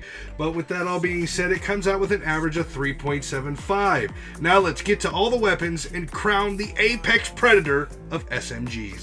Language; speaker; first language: English; native; English